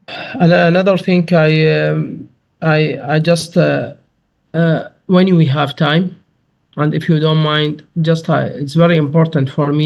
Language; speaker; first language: English; non-native, learner; Arabic